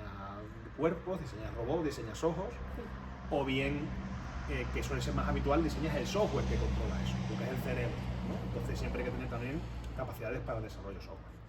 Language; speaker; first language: Spanish; native; Spanish